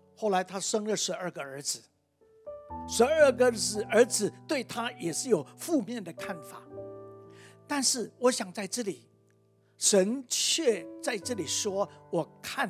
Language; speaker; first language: Chinese; native; Chinese